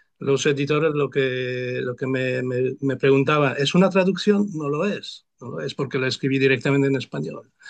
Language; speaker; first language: Spanish; non-native, fluent; Polish